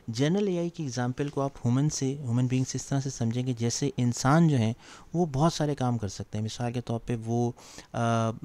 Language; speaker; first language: Urdu; native; Urdu